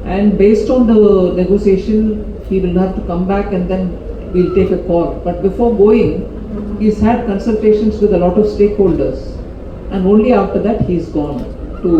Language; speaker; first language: English; non-native, local second language; Tamil